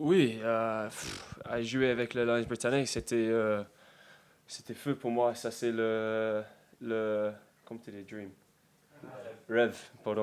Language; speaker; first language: French; non-native, learner; English